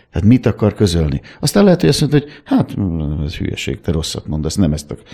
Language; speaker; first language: Hungarian; native; Hungarian